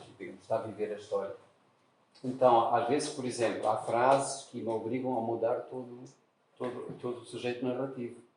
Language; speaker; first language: Portuguese; native; Portuguese